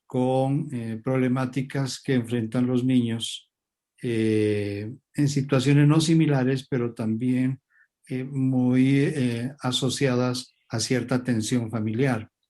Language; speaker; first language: Spanish; native; Spanish